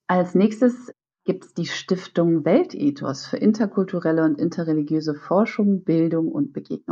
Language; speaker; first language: German; native; German